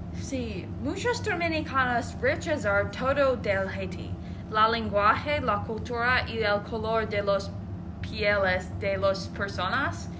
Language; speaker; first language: Spanish; non-native, learner; English